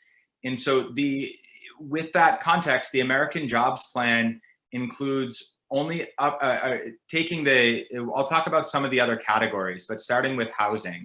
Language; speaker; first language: English; native; English